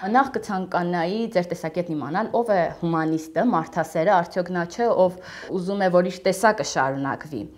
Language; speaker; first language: Armenian; native; Armenian